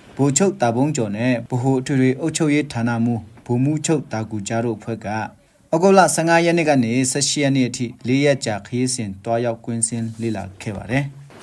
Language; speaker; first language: Burmese; native; Burmese